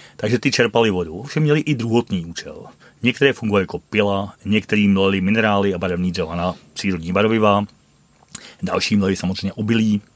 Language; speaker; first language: Czech; non-native, fluent; Dutch